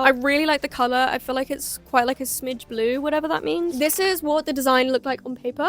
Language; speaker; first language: English; native; English